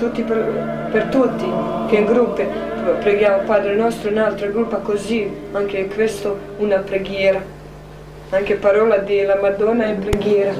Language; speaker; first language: Italian; non-native, learner; Croatian